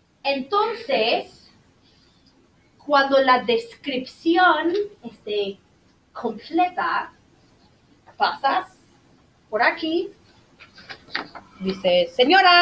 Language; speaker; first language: Spanish; non-native, fluent; English